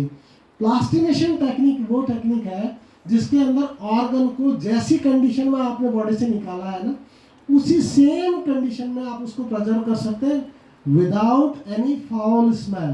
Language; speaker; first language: Hindi; native; Hindi